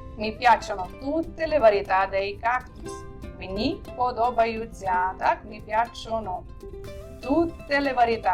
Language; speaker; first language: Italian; non-native, fluent; Ukrainian